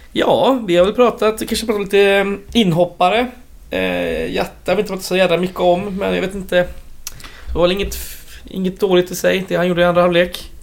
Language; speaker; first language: Swedish; native; Swedish